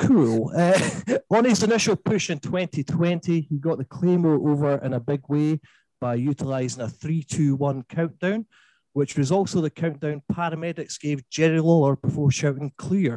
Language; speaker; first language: English; native; English